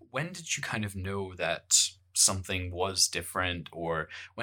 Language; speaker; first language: English; native; English